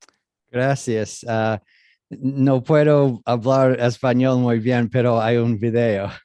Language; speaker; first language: Spanish; non-native, learner; English